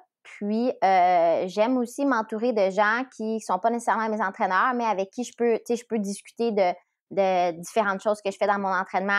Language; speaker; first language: French; native; French